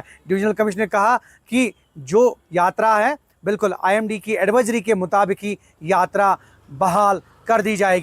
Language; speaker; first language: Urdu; non-native, local second language; Kashmiri